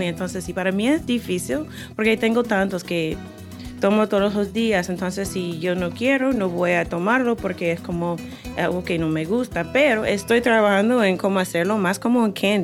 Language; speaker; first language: Spanish; non-native, fluent; English